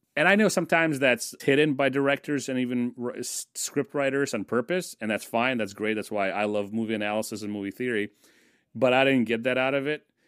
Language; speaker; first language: English; early bilingual, other home language; Russian